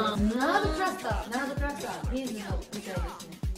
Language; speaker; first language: Japanese; native; Japanese